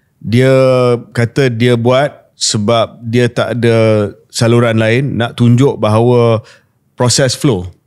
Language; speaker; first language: Malay; native; Malay